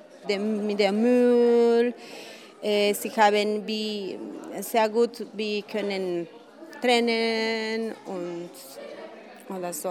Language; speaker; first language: German; non-native, learner; Spanish